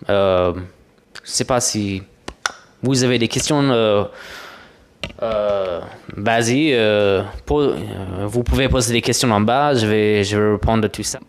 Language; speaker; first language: French; non-native, fluent; English